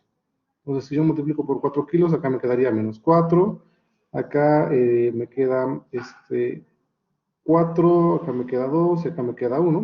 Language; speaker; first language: Spanish; native; Spanish